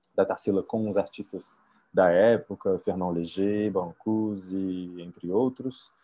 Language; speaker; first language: Portuguese; native; Portuguese